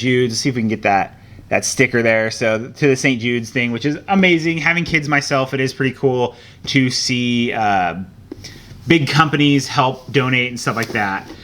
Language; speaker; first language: English; native; English